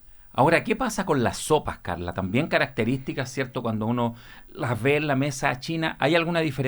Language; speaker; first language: Spanish; native; Spanish